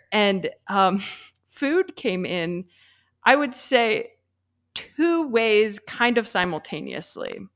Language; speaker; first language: English; native; English